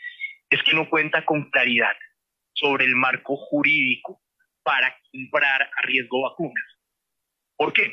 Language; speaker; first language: Spanish; native; Spanish